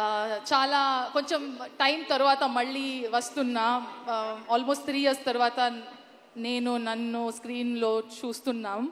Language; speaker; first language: Telugu; non-native, learner; Kannada